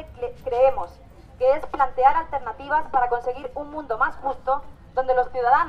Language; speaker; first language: Spanish; native; Spanish